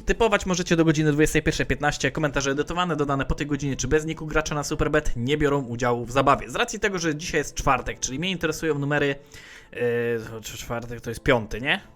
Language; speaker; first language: Polish; native; Polish